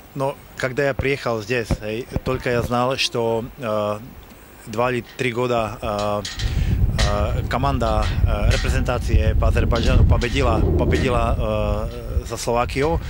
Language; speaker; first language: Russian; non-native, learner; Slovak